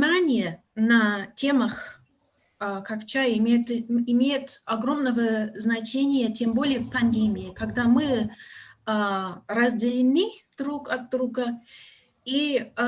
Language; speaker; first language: Russian; non-native, fluent; English